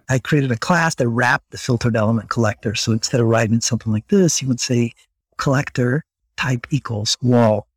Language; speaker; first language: English; non-native, fluent; Portuguese